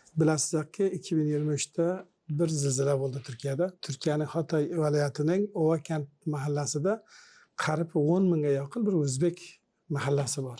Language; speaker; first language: Uzbek; early bilingual, heritage; Uzbek